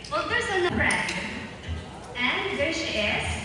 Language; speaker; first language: English; non-native, local second language; Filipino